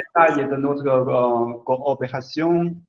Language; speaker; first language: French; non-native, learner; Chinese